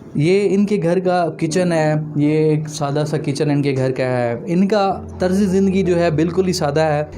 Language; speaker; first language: Urdu; native; Urdu